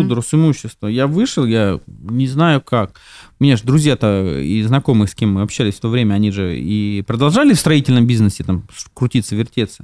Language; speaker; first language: Russian; native; Russian